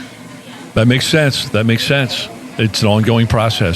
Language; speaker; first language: English; native; English